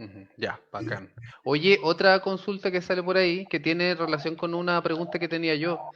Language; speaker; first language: Spanish; native; Spanish